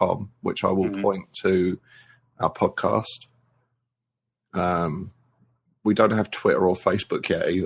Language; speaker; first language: English; native; English